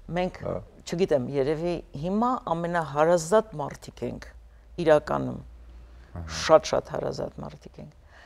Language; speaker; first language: Armenian; native; Armenian